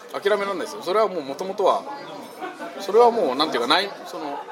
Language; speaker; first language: Japanese; native; Japanese